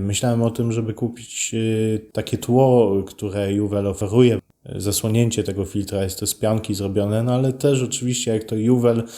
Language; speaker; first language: Polish; native; Polish